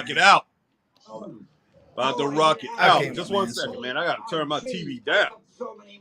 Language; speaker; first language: English; native; English